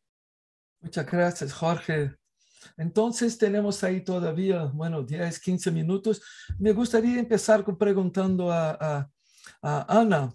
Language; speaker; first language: Spanish; non-native, fluent; Portuguese